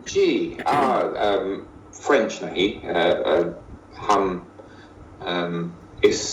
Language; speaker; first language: Hindi; non-native, learner; English